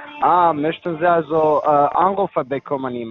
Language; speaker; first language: German; non-native, learner; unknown